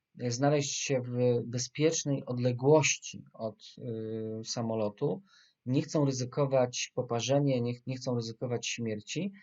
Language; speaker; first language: Polish; native; Polish